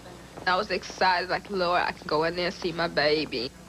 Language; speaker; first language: English; native; English